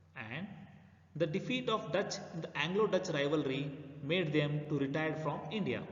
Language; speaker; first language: English; non-native, local second language; Kannada